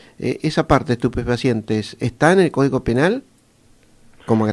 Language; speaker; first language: Spanish; native; Spanish